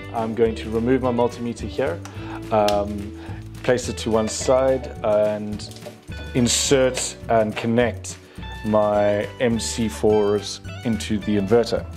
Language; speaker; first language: English; native; English